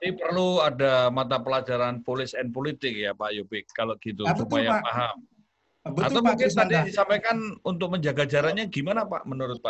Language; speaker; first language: Indonesian; native; Indonesian